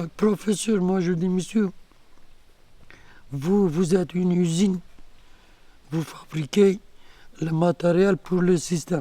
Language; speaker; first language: French; non-native, learner; Kurdish